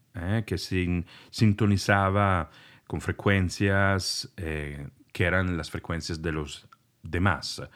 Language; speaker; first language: Spanish; non-native, fluent; Italian